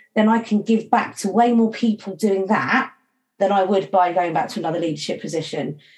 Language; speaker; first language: English; native; English